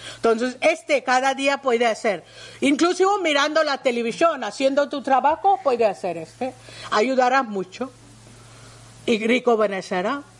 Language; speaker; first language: Spanish; non-native, learner; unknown